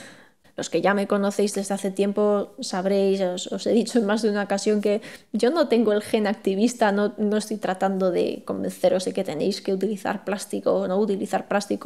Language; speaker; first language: Spanish; native; Spanish